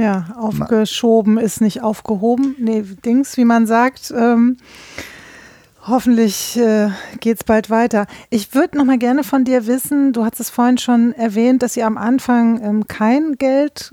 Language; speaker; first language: German; native; German